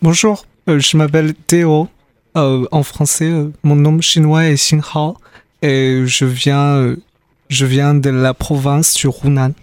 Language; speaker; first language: French; non-native, fluent; Chinese